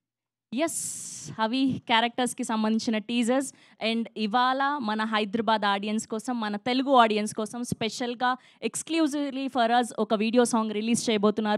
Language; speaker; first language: Telugu; native; Telugu